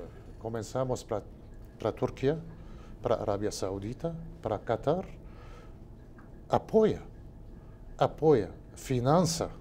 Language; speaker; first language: Spanish; non-native, learner; Arabic